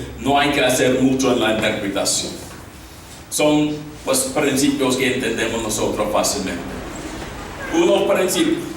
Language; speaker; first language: Spanish; non-native, fluent; English